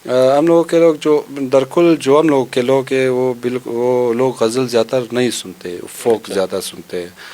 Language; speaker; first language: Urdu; non-native, local second language; Hazaragi